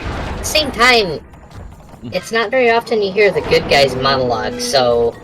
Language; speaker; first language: English; native; English